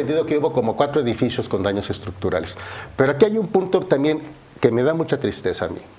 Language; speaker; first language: Spanish; native; Spanish